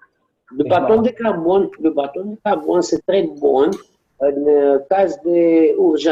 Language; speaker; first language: French; non-native, learner; Romanian